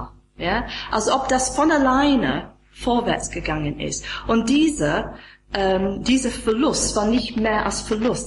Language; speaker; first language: German; non-native, fluent; English